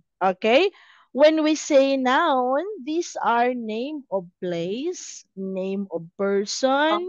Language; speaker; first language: English; non-native, fluent; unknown